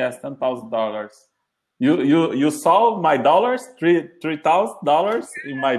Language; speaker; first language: English; non-native, learner; Portuguese